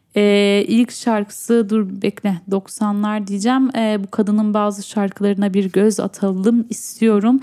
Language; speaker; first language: Turkish; native; Turkish